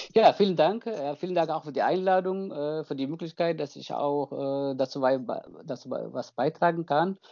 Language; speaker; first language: German; non-native, fluent; Tigrinya